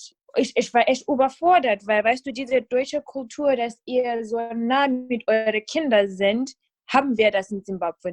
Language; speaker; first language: German; non-native, fluent; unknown